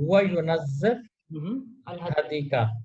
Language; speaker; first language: Arabic; non-native, learner; Urdu